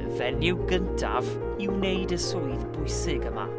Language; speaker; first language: Welsh; native; Welsh